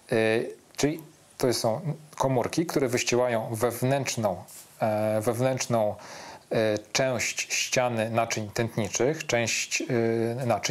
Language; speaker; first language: Polish; native; Polish